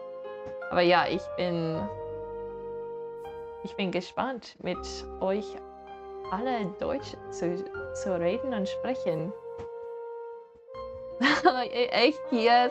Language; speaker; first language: German; non-native, learner; English